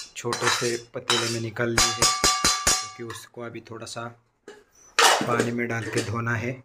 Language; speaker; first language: Hindi; non-native, local second language; Marathi